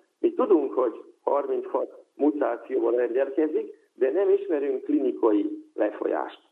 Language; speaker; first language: Hungarian; non-native, local second language; Serbian